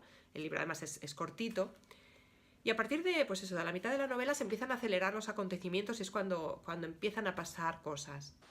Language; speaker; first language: Spanish; native; Spanish